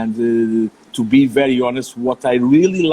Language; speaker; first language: English; non-native, learner; Portuguese